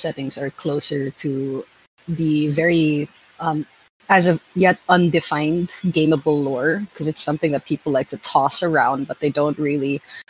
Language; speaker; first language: English; non-native, local second language; Filipino